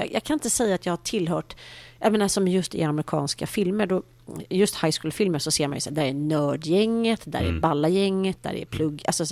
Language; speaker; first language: Swedish; native; Swedish